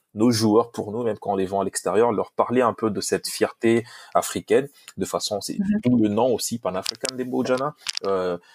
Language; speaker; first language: French; non-native, local second language; Lingala